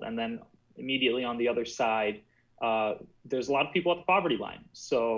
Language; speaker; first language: English; native; English